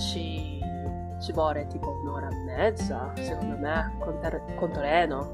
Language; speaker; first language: Italian; non-native, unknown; Japanese